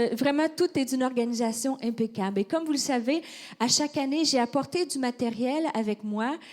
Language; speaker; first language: French; native; French